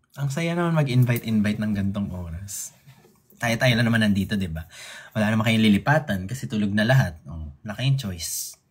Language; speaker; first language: Filipino; native; Filipino